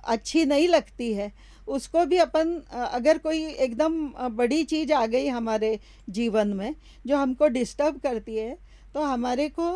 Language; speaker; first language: Hindi; non-native, local second language; Marathi